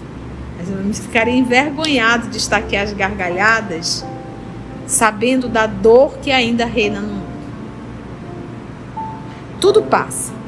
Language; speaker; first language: Portuguese; native; Portuguese